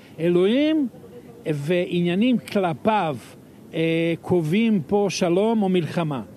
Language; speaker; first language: Hebrew; non-native, fluent; Serbian